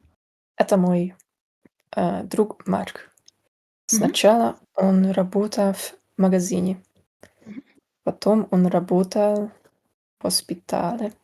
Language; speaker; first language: Russian; non-native, learner; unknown